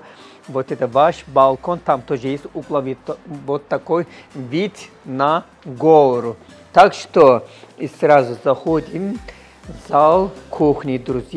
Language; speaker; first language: Russian; non-native, learner; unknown